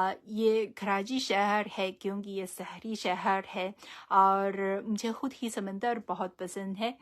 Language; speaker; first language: Hindi; non-native, fluent; Chinese